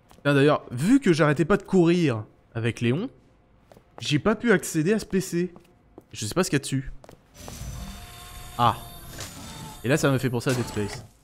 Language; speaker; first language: French; native; French